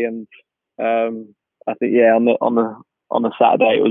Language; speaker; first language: English; native; English